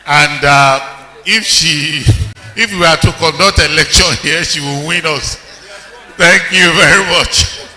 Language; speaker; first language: English; non-native, local second language; Yoruba